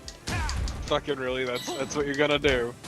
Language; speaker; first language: English; native; English